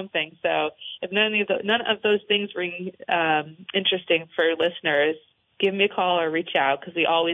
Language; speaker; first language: English; native; English